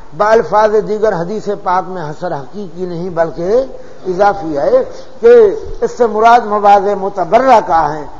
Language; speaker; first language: Urdu; non-native, local second language; Saraiki